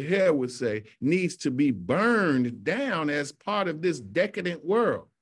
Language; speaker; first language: English; native; English